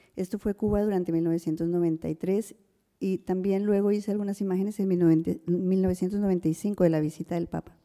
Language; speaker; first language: Spanish; native; Spanish